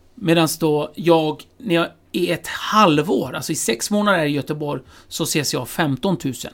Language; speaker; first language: Swedish; early bilingual, other home language; Kurdish